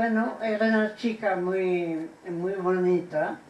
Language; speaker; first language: Spanish; non-native, fluent; French